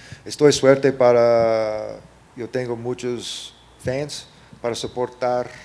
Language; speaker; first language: Spanish; non-native, learner; English